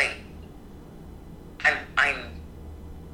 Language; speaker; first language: English; native; English